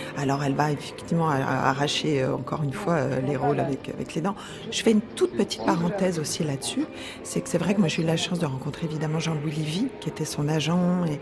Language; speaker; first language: French; native; French